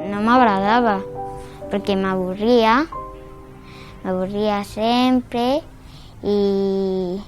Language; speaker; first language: Catalan; non-native, local second language; Spanish